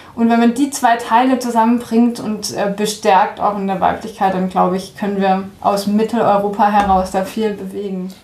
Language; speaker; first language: German; early bilingual, heritage; German